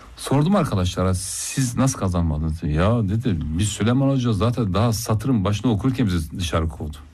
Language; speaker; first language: Turkish; native; Turkish